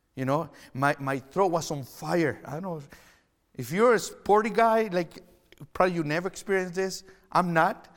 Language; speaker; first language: English; non-native, fluent; Spanish